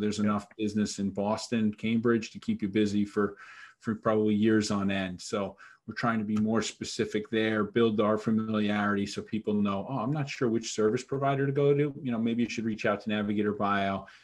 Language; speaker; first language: English; native; English